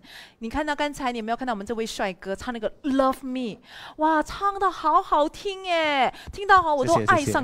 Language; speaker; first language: Chinese; native; Chinese